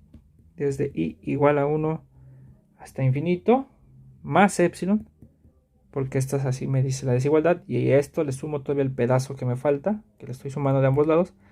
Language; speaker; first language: Spanish; native; Spanish